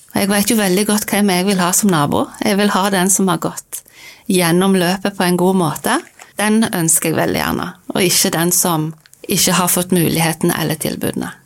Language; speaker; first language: Norwegian; native; Norwegian